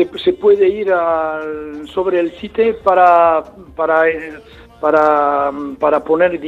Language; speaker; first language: Spanish; non-native, learner; French